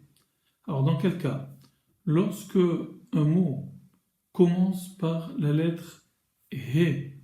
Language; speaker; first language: French; native; French